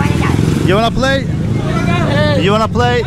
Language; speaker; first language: English; non-native, learner; Turkish